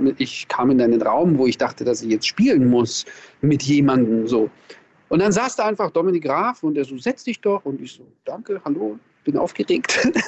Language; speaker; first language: German; early bilingual, other home language; Russian